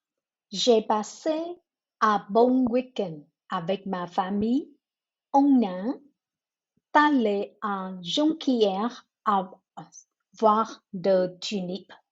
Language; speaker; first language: French; non-native, learner; Vietnamese